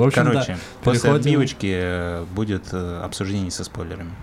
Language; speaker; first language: Russian; native; Russian